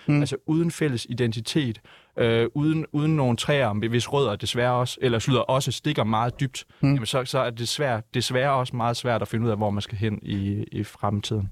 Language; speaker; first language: Danish; native; Danish